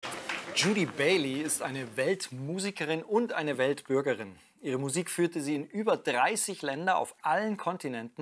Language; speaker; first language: German; native; German